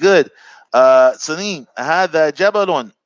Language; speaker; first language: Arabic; non-native, fluent; English